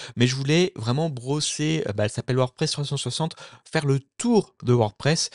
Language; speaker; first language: French; native; French